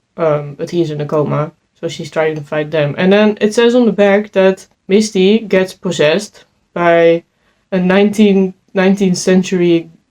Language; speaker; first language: English; non-native, fluent; Dutch